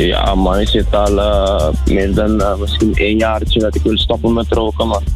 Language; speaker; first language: Dutch; non-native, local second language; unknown